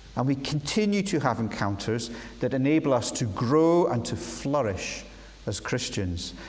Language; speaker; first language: English; native; English